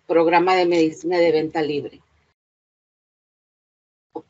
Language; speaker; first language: Spanish; early bilingual, heritage; Spanish